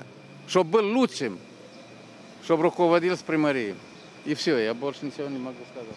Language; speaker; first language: Russian; non-native, local second language; Romanian